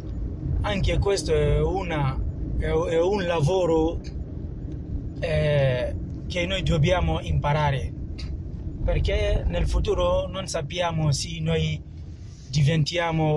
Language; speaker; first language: Italian; non-native, learner; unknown